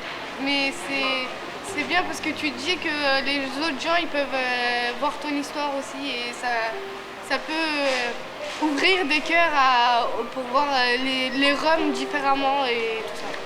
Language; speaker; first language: French; early bilingual, other home language; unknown